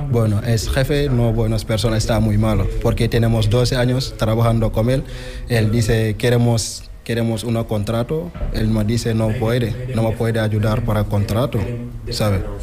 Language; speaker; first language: Spanish; non-native, learner; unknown